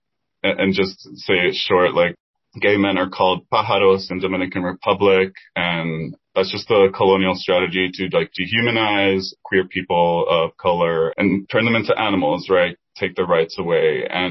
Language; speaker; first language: English; non-native, fluent; Spanish